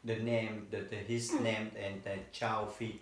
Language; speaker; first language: English; non-native, learner; Vietnamese